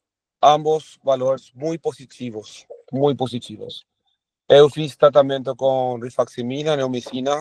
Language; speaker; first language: Portuguese; non-native, learner; Spanish